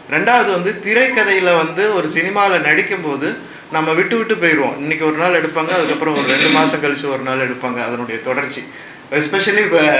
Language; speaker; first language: Tamil; native; Tamil